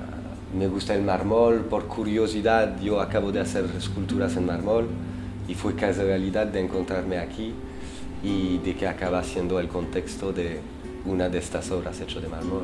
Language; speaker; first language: Spanish; non-native, fluent; French